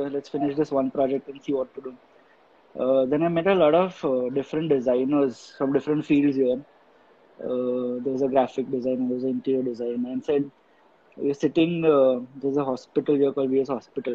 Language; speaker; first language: English; non-native, local second language; Gujarati